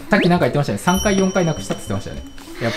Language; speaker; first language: Japanese; native; Japanese